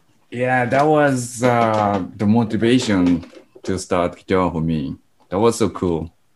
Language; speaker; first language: English; non-native, fluent; Japanese